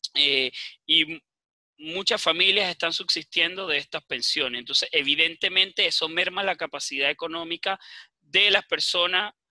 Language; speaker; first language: Spanish; native; Spanish